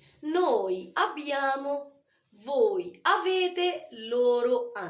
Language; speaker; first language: Italian; non-native, fluent; Arabic